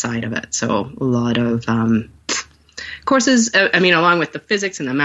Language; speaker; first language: English; native; English